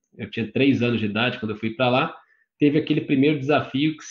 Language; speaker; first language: Portuguese; native; Portuguese